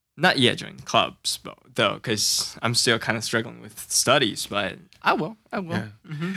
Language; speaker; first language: English; non-native, learner; Chinese